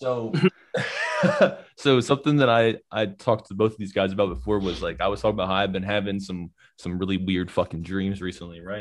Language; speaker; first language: English; native; English